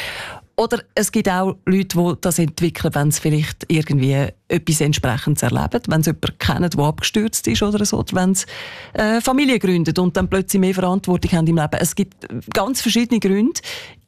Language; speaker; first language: German; native; German